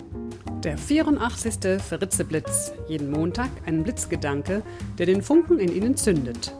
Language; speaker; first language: German; native; German